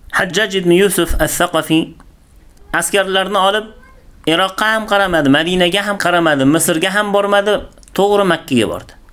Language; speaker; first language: Uzbek; native; Uzbek